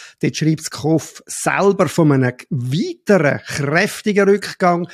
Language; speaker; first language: German; native; German